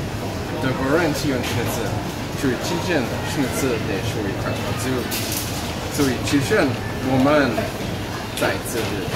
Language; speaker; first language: Chinese; non-native, learner; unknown